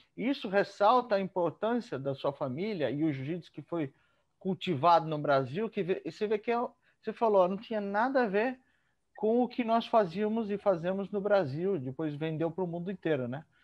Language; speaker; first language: Portuguese; native; Portuguese